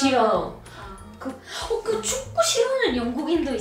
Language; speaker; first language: Korean; non-native, fluent; Arabic